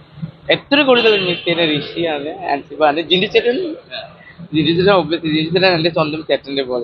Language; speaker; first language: Malayalam; non-native, local second language; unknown